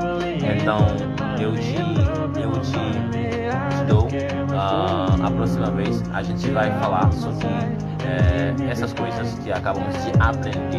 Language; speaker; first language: Portuguese; non-native, learner; Haitian Creole